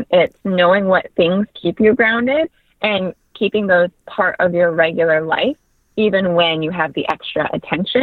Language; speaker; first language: English; native; English